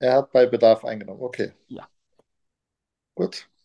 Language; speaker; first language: German; non-native, fluent; Turkish